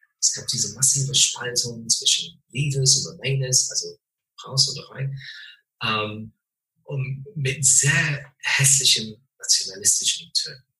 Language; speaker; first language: German; non-native, fluent; English